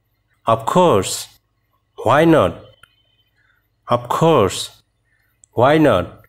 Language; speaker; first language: English; non-native, fluent; Bangla